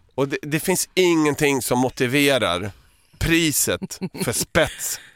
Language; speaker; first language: Swedish; early bilingual, other home language; Serbian